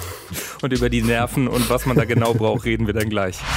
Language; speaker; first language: German; native; German